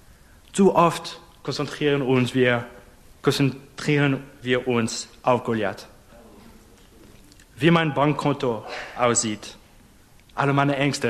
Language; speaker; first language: German; non-native, fluent; English